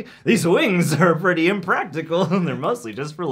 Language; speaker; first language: English; native; English